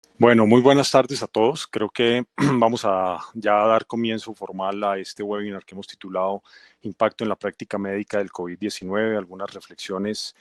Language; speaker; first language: Spanish; native; Spanish